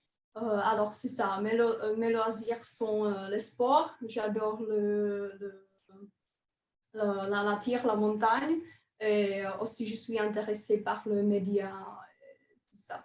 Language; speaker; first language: French; non-native, fluent; Czech